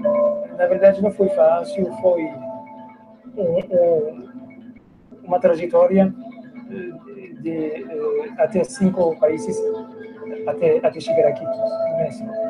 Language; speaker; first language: Portuguese; non-native, fluent; Haitian Creole